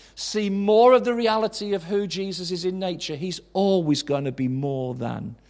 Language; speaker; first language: English; native; English